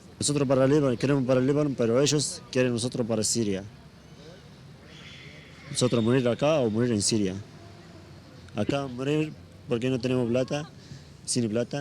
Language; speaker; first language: Spanish; non-native, learner; Arabic